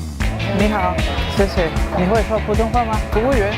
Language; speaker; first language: Chinese; non-native, learner; Spanish